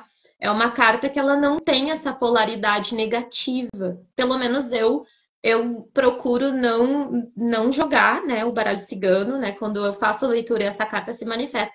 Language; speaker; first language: Portuguese; native; Portuguese